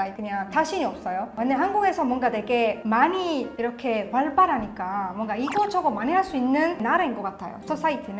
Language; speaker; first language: Korean; non-native, fluent; Italian